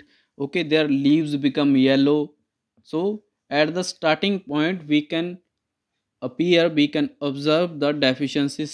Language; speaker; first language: English; non-native, local second language; Punjabi